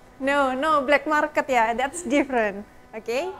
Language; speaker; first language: English; non-native, learner; Indonesian